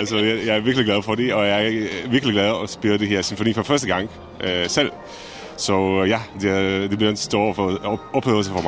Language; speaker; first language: Danish; non-native, fluent; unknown